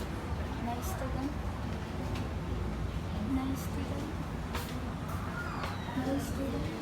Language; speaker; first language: English; non-native, local second language; Cebuano